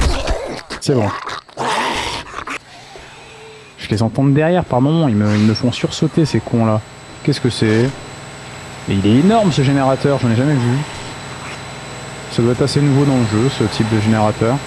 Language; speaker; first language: French; native; French